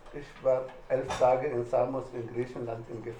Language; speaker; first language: German; non-native, fluent; Arabic